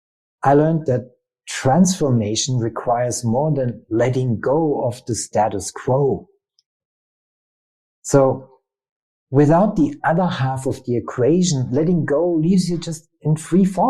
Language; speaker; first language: English; non-native, fluent; German